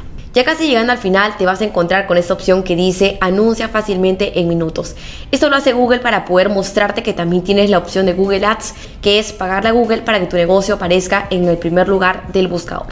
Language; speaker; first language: Spanish; native; Spanish